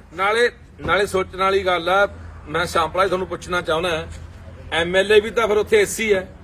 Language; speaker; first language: Punjabi; native; Punjabi